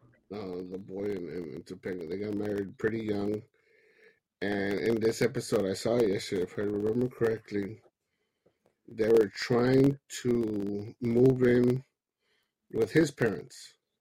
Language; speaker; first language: English; early bilingual, other home language; Spanish